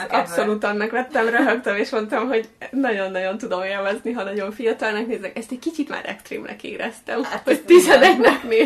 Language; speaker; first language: Hungarian; native; Hungarian